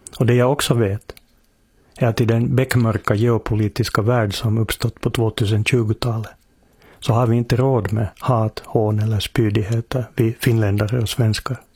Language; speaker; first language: Swedish; native; Swedish